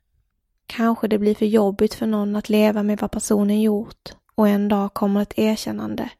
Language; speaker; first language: Swedish; native; Swedish